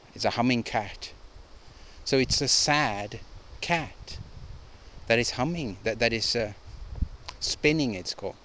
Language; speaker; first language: English; non-native, fluent; Swedish